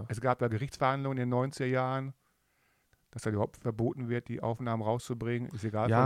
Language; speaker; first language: German; native; German